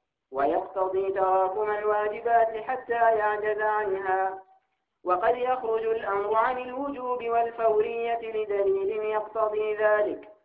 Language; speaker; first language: Arabic; native; Arabic